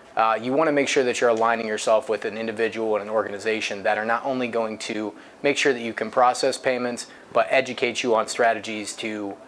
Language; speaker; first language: English; native; English